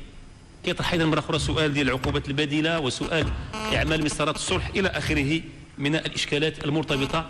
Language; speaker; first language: Arabic; native; Arabic